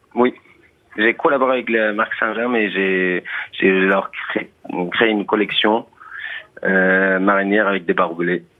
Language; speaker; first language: French; non-native, fluent; Persian